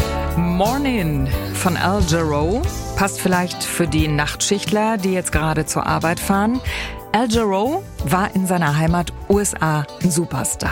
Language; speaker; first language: German; native; German